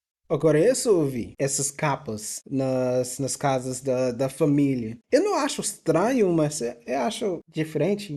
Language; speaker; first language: Portuguese; non-native, fluent; English